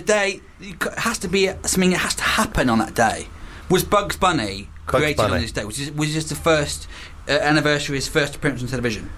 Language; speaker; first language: English; native; English